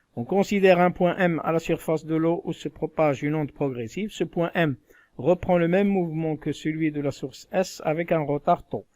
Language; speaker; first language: French; non-native, local second language; Arabic